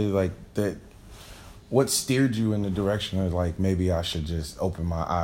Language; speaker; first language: English; native; English